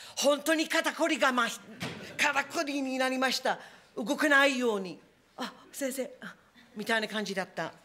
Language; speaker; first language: Japanese; non-native, fluent; English